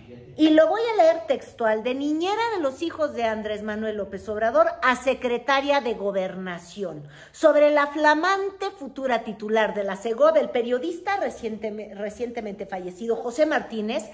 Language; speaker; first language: Spanish; native; Spanish